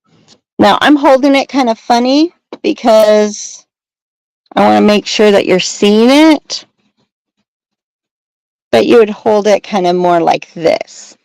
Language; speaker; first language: English; native; English